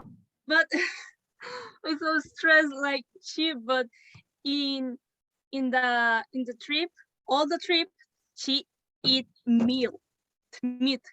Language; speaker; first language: English; non-native, learner; Spanish